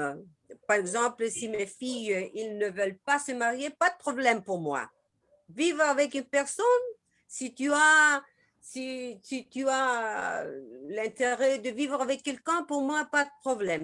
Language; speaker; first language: French; non-native, learner; Spanish